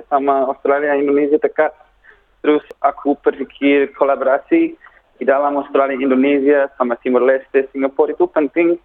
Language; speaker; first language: Indonesian; non-native, learner; English